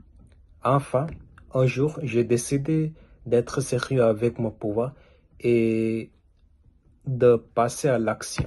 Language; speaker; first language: French; non-native, learner; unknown